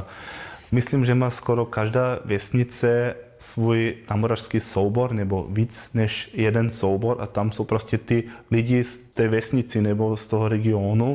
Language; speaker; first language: Czech; non-native, fluent; German